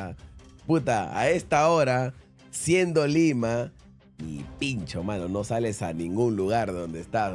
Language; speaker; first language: Spanish; native; Spanish